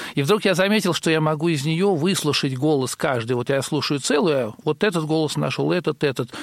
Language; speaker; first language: Russian; native; Russian